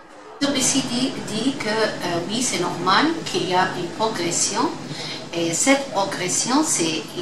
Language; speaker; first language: French; non-native, fluent; Arabic